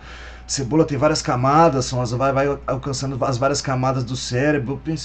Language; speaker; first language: Portuguese; native; Portuguese